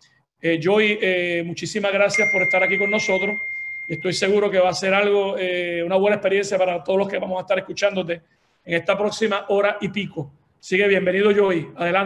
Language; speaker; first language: Spanish; native; Spanish